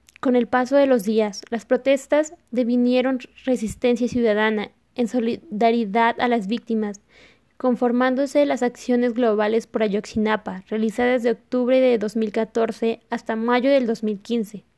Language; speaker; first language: Spanish; native; Spanish